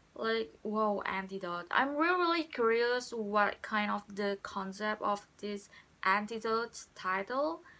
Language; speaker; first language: English; non-native, learner; Indonesian